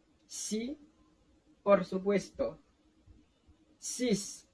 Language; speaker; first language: Spanish; non-native, fluent; Haitian Creole